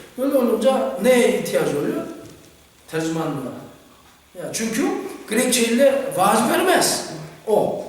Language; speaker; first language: Turkish; non-native, fluent; Korean